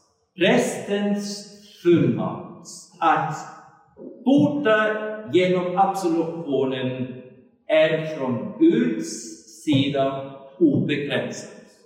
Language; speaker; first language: Swedish; non-native, fluent; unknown